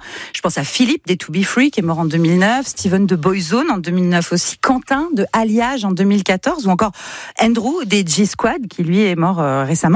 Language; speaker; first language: French; native; French